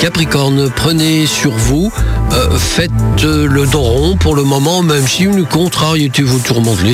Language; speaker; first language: French; native; French